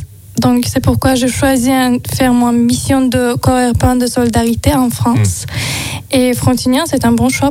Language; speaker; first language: French; non-native, learner; Azerbaijani